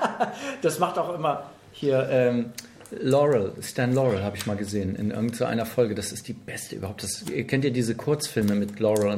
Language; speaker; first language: German; native; German